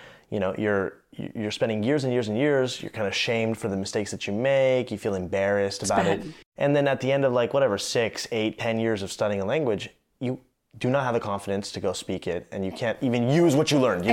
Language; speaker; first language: English; native; English